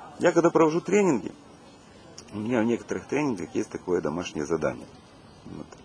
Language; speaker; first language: Russian; native; Russian